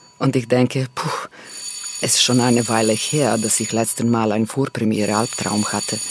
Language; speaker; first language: German; non-native, fluent; Serbian